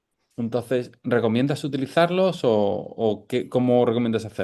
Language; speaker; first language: Spanish; native; Spanish